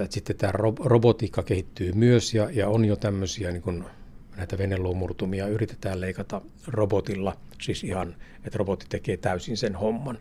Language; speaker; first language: Finnish; native; Finnish